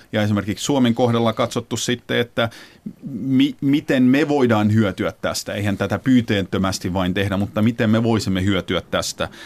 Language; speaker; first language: Finnish; early bilingual, heritage; Finnish